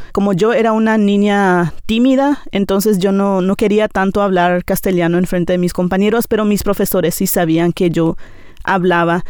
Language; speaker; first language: Spanish; non-native, local second language; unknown